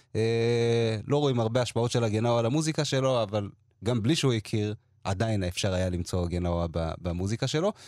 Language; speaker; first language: Hebrew; early bilingual, other home language; Amharic